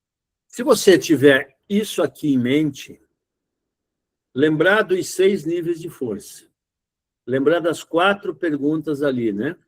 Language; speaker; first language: Portuguese; native; Portuguese